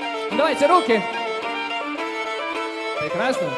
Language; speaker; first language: Russian; early bilingual, heritage; Russian